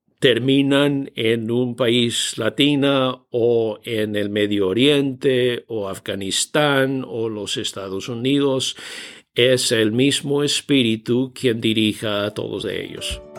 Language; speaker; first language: Spanish; non-native, fluent; English